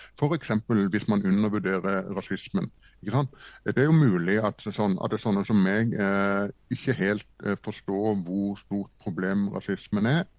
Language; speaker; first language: Norwegian; native; Norwegian